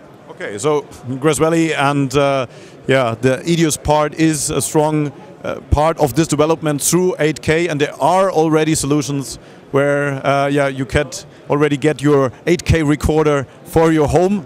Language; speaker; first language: English; non-native, fluent; German